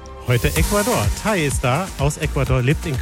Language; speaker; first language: German; native; German